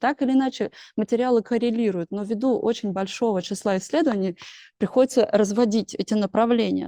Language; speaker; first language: Russian; native; Russian